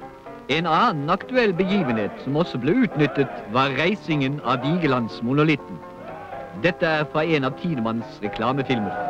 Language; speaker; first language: Norwegian; native; Norwegian